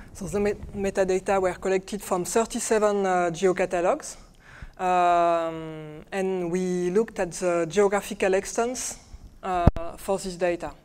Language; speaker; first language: English; non-native, fluent; French